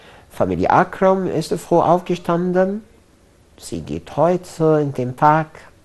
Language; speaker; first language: German; non-native, fluent; Arabic